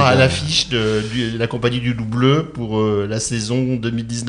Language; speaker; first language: French; native; French